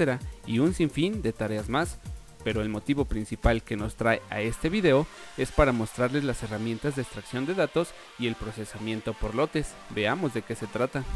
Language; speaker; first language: Spanish; native; Spanish